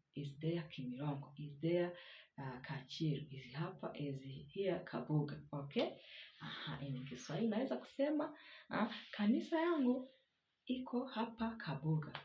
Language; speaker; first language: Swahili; non-native, local second language; Kinyarwanda